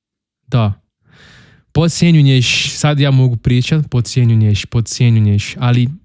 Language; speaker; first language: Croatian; non-native, learner; Portuguese